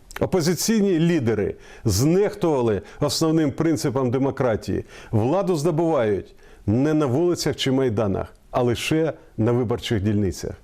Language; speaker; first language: Ukrainian; non-native, local second language; Russian